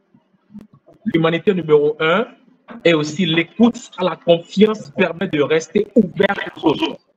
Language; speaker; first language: French; non-native, fluent; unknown